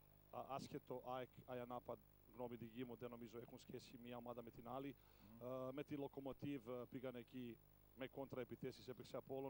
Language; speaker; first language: Greek; non-native, fluent; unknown